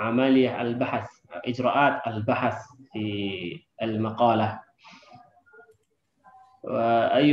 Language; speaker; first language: Arabic; non-native, fluent; Indonesian